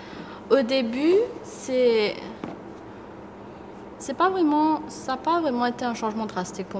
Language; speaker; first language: French; non-native, local second language; Morisyen